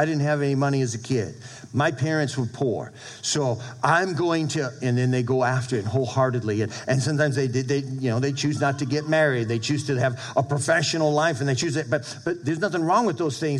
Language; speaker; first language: English; native; English